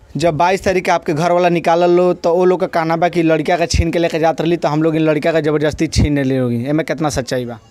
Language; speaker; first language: Hindi; native; Hindi